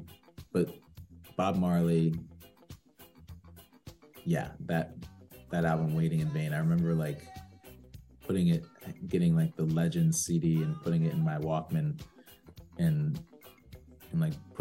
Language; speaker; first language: English; native; English